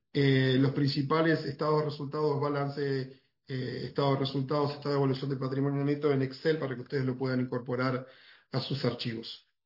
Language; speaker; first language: Spanish; native; Spanish